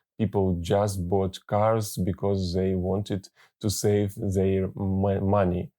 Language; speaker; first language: English; non-native, learner; Russian